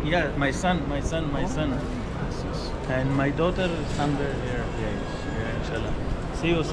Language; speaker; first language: English; non-native, fluent; Pashto